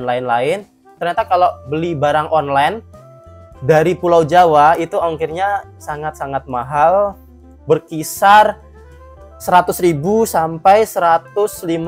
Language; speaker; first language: Indonesian; native; Indonesian